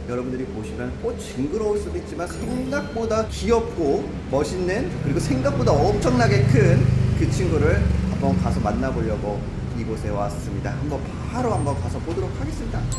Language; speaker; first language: Korean; native; Korean